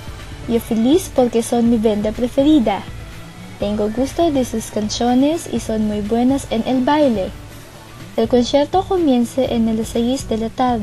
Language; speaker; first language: Spanish; non-native, learner; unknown